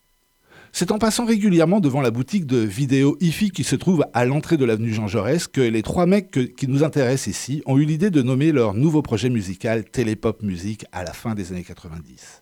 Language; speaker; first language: French; native; French